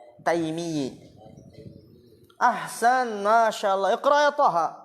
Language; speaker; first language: Arabic; non-native, fluent; Indonesian